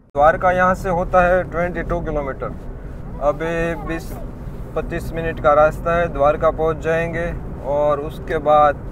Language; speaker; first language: Hindi; non-native, local second language; Gujarati